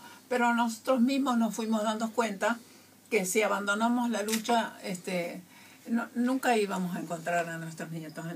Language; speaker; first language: Spanish; native; Spanish